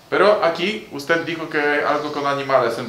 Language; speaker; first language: Spanish; non-native, fluent; Polish